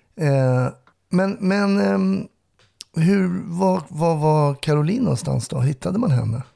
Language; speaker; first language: Swedish; native; Swedish